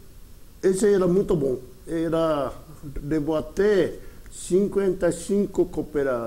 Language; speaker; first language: Portuguese; early bilingual, other home language; Japanese